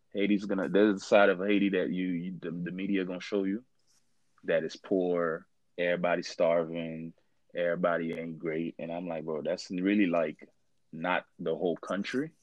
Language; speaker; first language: English; early bilingual, other home language; Haitian Creole